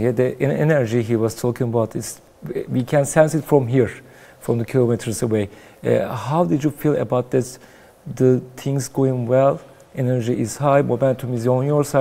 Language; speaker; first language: English; non-native, fluent; Turkish